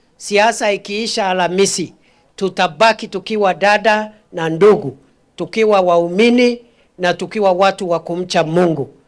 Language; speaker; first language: Swahili; non-native, local second language; Meru